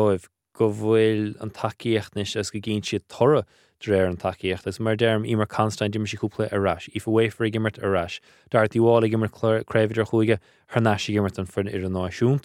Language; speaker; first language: Irish; native; Irish